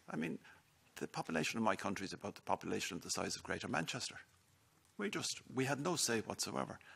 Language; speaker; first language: English; native; English